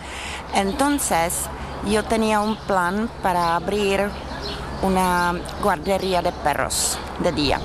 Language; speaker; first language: Spanish; non-native, fluent; Czech